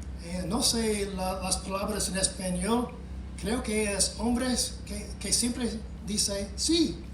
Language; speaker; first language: Spanish; non-native, fluent; English